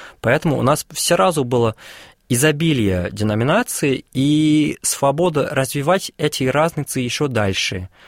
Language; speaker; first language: Russian; non-native, fluent; English